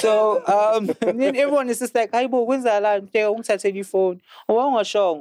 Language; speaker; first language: English; non-native, local second language; Zulu